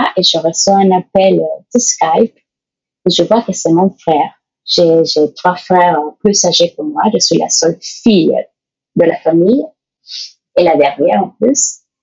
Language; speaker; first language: French; non-native, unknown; Spanish